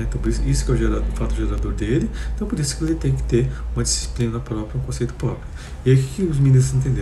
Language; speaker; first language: Portuguese; native; Portuguese